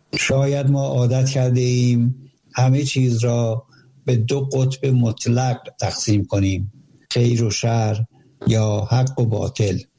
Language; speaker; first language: Persian; native; Persian